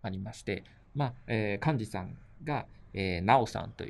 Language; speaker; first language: Japanese; native; Japanese